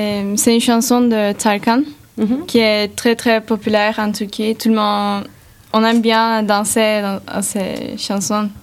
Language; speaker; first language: French; non-native, fluent; Turkish